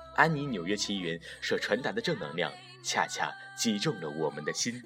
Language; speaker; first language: Chinese; native; Chinese